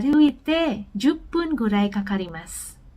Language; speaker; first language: Japanese; non-native, fluent; Indonesian